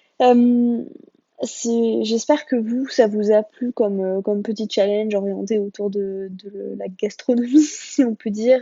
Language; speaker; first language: French; native; French